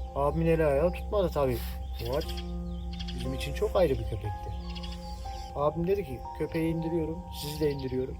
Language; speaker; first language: Turkish; native; Turkish